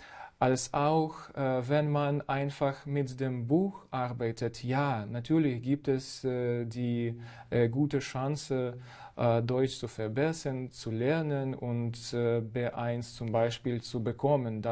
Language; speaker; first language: German; non-native, fluent; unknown